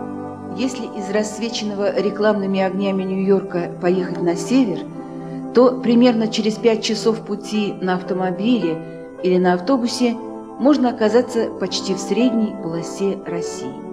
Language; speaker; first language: Russian; native; Russian